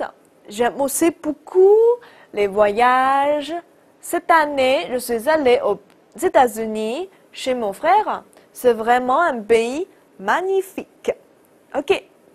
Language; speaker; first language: French; non-native, fluent; Chinese